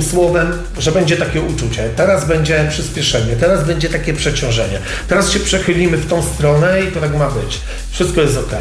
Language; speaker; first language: Polish; native; Polish